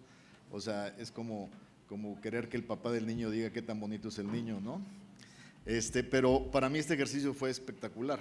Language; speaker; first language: Spanish; native; Spanish